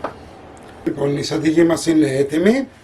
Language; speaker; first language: Greek; native; Greek